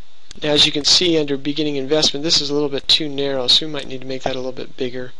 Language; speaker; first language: English; native; English